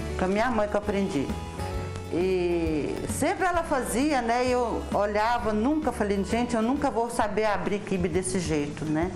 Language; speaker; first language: Portuguese; early bilingual, other home language; Arabic